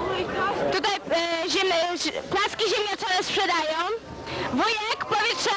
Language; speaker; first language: Polish; early bilingual, heritage; Polish